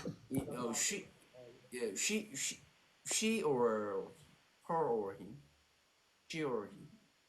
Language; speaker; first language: English; non-native, learner; Korean